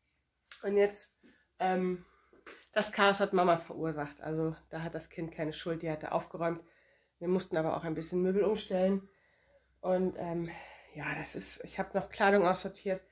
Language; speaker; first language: German; native; German